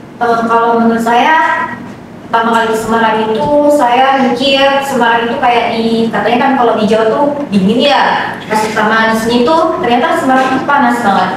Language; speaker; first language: Indonesian; native; Indonesian